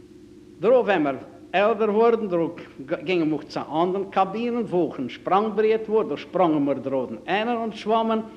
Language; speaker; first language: German; native; German